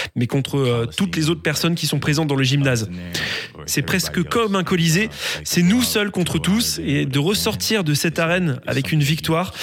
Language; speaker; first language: French; non-native, fluent; English